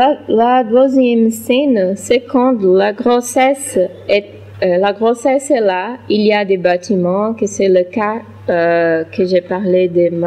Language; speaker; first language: French; non-native, learner; Portuguese